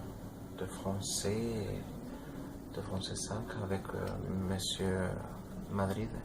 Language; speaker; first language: French; non-native, learner; Spanish